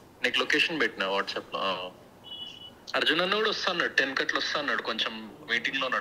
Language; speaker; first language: Telugu; native; Telugu